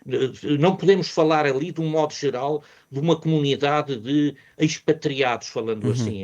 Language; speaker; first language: Portuguese; native; Portuguese